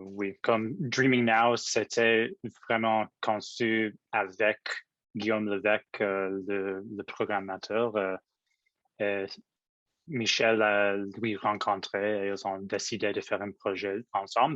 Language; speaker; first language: French; non-native, local second language; English